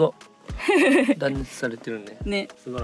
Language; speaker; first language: Japanese; native; Japanese